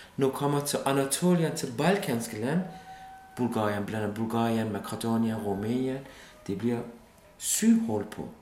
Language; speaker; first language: Danish; non-native, fluent; Kurdish